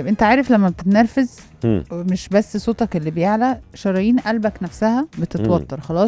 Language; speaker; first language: Arabic; native; Arabic